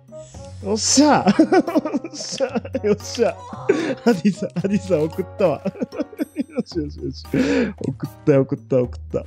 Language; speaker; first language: Japanese; native; Japanese